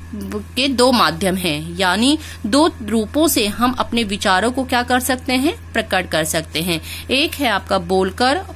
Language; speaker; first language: Hindi; native; Hindi